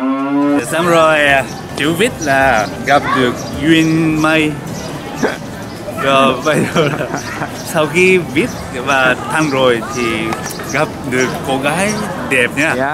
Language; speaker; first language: Vietnamese; non-native, learner; Japanese